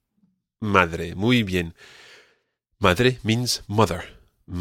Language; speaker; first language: Spanish; non-native, fluent; English